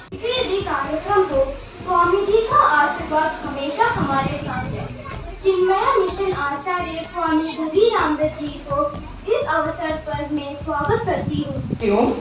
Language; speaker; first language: Hindi; non-native, local second language; Malayalam